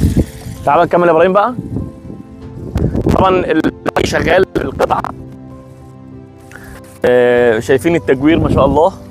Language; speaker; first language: Arabic; native; Arabic